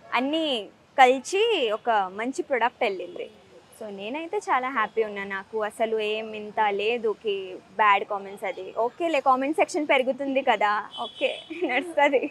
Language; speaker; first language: Telugu; early bilingual, heritage; Telugu